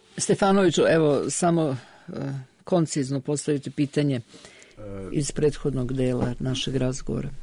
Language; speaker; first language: Serbian; native; Serbian